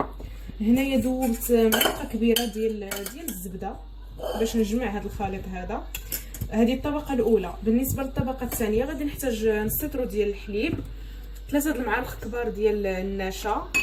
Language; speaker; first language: Arabic; native; Arabic